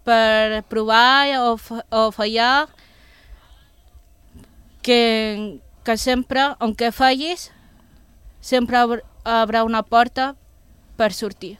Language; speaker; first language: Catalan; non-native, local second language; Spanish